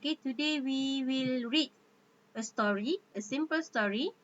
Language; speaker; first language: English; non-native, local second language; Malay